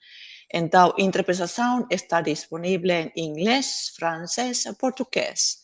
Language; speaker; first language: Portuguese; non-native, fluent; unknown